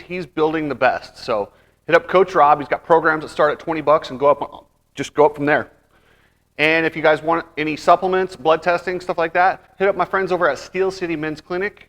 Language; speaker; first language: English; native; English